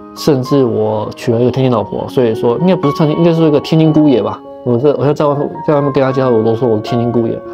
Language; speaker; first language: Chinese; native; Chinese